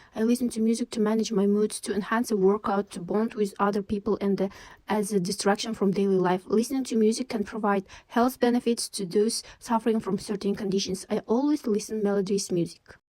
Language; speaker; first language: English; non-native, fluent; Kazakh